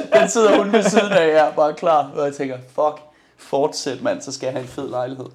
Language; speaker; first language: Danish; early bilingual, other home language; Persian